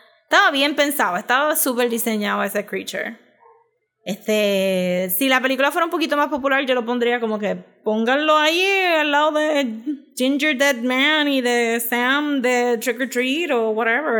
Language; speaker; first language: Spanish; native; Spanish